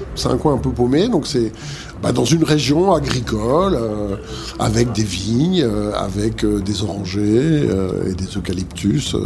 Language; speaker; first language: French; native; French